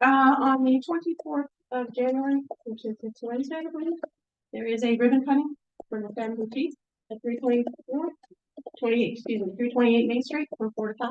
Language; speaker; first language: English; native; English